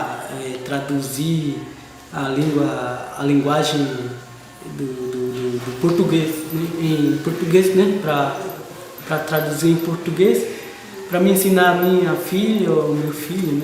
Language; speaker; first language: Portuguese; non-native, local second language; Guarani